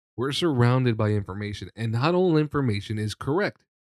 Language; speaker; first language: English; early bilingual, other home language; Spanish